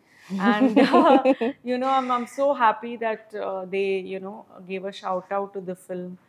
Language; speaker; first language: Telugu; non-native, learner; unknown